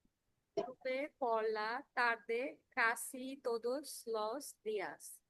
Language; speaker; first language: Spanish; non-native, learner; Bangla